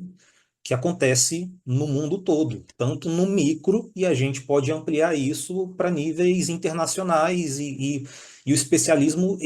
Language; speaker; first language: Portuguese; native; Portuguese